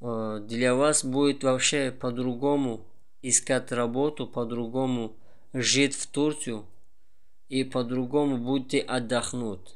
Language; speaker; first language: Russian; non-native, learner; Tajik